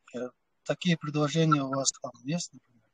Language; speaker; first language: Russian; non-native, local second language; Kumyk